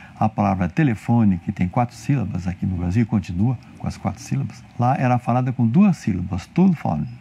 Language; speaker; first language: Portuguese; native; Portuguese